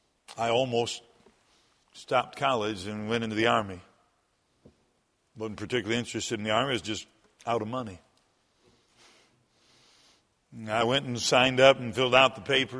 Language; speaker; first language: English; native; English